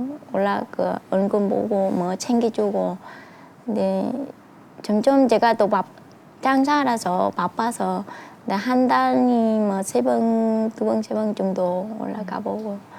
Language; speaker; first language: Korean; non-native, learner; Vietnamese